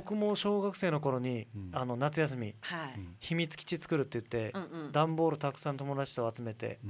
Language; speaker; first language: Japanese; native; Japanese